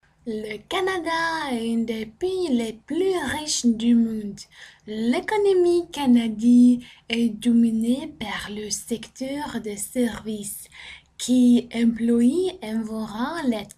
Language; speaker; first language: French; non-native, learner; Norwegian